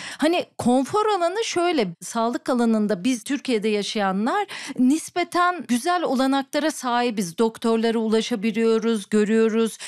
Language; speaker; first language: Turkish; native; Turkish